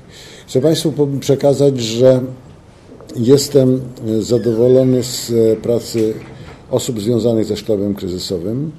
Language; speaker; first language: Polish; native; Polish